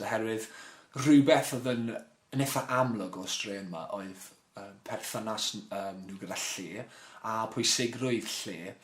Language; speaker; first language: Welsh; non-native, local second language; English